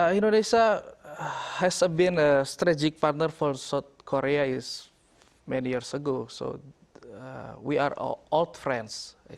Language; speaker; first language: English; non-native, learner; Indonesian